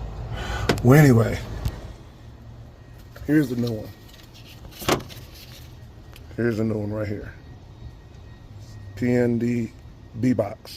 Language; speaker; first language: English; native; English